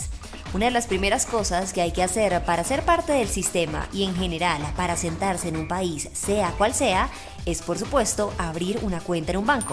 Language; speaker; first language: Spanish; native; Spanish